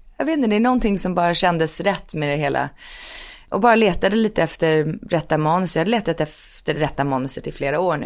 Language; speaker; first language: Swedish; early bilingual, heritage; Swedish